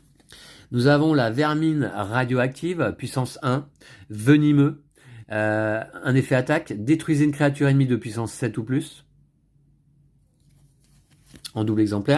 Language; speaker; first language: French; native; French